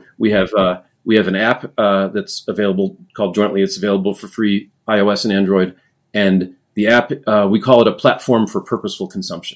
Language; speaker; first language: English; native; English